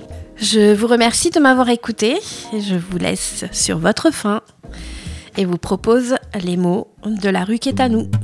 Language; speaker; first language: French; native; French